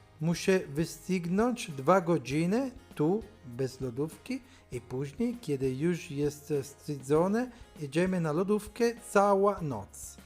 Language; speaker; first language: Polish; non-native, learner; Italian